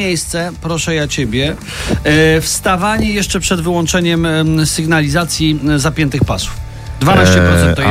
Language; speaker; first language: Polish; native; Polish